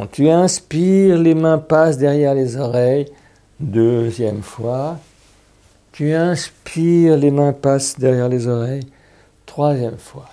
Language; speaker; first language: French; native; French